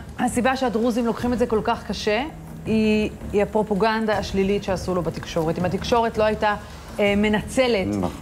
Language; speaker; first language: Hebrew; native; Hebrew